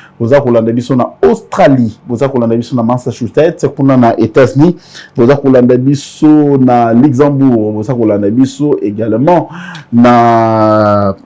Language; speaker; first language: Lingala; native; Lingala